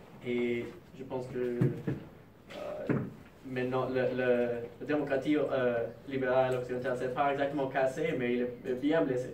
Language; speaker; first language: French; non-native, fluent; English